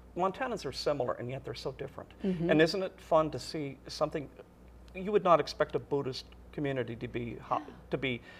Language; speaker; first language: English; native; English